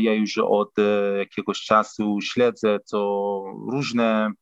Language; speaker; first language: Polish; non-native, fluent; Persian